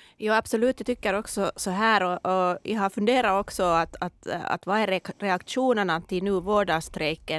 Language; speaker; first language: Swedish; non-native, local second language; Finnish